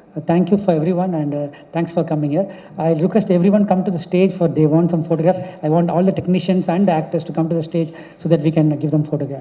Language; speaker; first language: English; non-native, local second language; Tamil